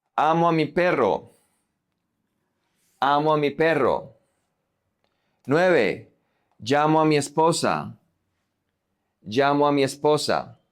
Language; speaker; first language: Spanish; non-native, fluent; English